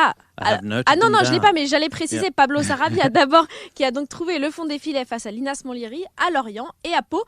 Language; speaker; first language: French; native; French